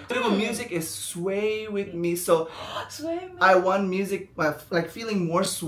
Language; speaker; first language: English; non-native, fluent; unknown